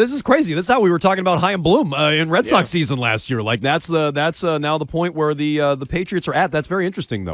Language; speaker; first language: English; native; English